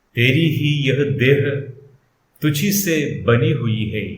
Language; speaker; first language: Hindi; non-native, local second language; Malayalam